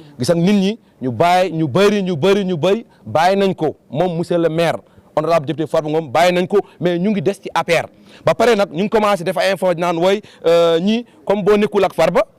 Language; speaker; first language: Wolof; non-native, local second language; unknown